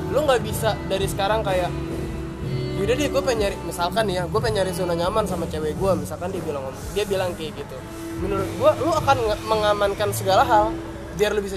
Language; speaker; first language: Indonesian; native; Indonesian